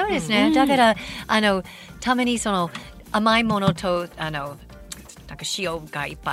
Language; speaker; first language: Japanese; non-native, fluent; English